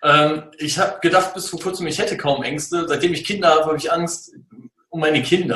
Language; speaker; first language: German; native; German